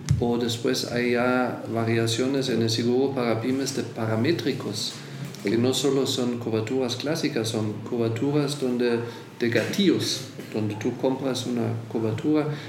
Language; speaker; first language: Spanish; non-native, fluent; German